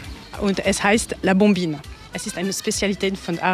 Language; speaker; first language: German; non-native, learner; French